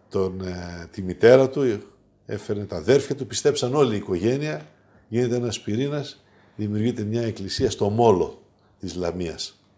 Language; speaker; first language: Greek; native; Greek